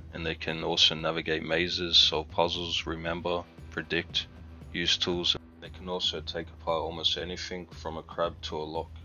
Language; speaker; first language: English; native; English